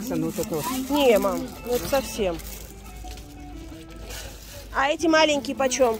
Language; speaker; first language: Russian; native; Russian